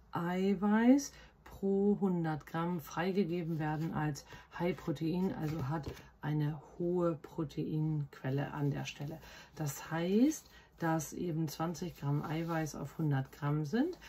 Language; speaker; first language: German; native; German